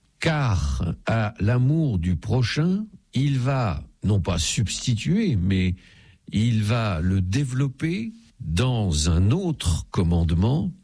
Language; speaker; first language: French; native; French